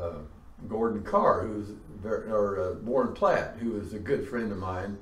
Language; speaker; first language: English; native; English